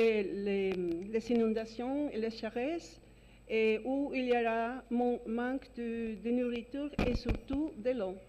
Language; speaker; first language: French; non-native, fluent; Spanish